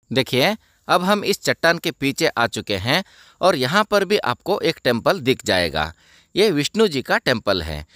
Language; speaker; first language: Hindi; non-native, local second language; Kannada